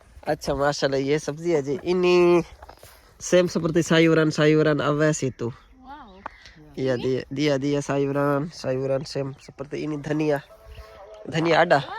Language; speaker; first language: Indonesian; non-native, learner; Urdu